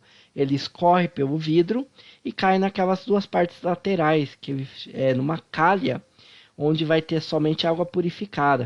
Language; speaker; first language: Portuguese; native; Portuguese